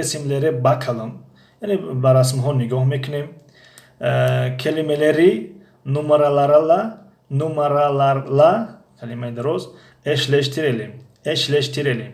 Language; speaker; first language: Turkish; non-native, fluent; Tajik